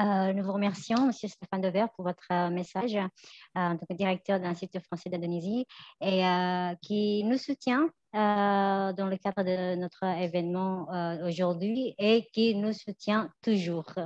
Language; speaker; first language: French; non-native, fluent; Indonesian